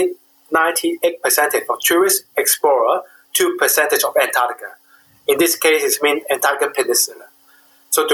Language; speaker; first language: English; non-native, local second language; Cantonese